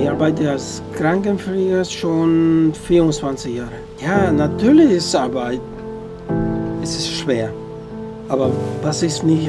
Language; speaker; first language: German; non-native, fluent; Spanish